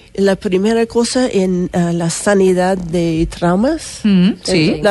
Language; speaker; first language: Spanish; non-native, learner; English